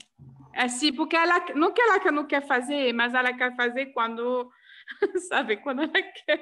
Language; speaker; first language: Portuguese; non-native, fluent; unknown